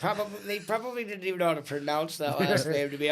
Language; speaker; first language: English; native; English